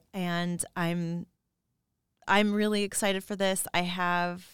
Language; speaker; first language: English; native; English